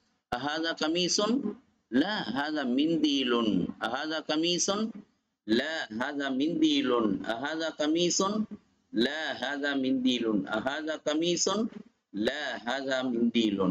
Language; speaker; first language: Arabic; non-native, fluent; Tamil